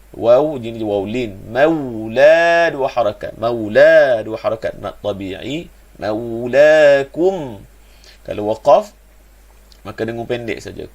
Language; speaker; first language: Malay; native; Malay